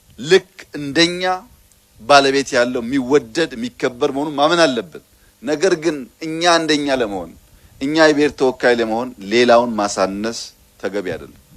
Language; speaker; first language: Amharic; non-native, local second language; Oromo